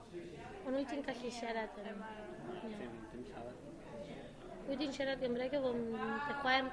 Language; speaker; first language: Welsh; non-native, learner; Spanish